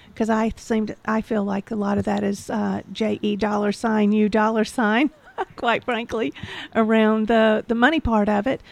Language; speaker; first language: English; native; English